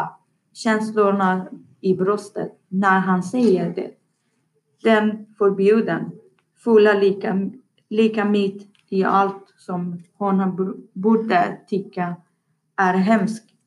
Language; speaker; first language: Swedish; non-native, learner; Persian